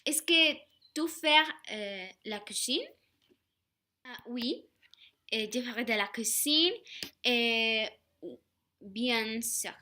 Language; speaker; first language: French; non-native, learner; Spanish